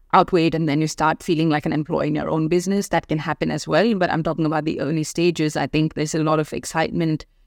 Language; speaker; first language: English; non-native, local second language; Hindi